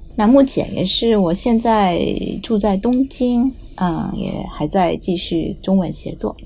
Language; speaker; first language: Chinese; non-native, fluent; Japanese